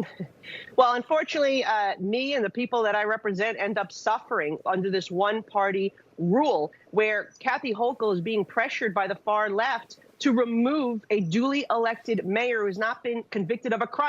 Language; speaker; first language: English; native; English